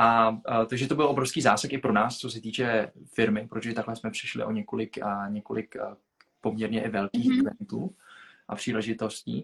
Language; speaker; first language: Czech; early bilingual, other home language; Vietnamese